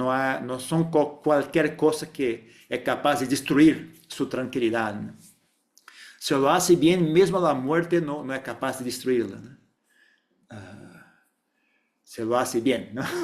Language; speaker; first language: Spanish; non-native, fluent; Portuguese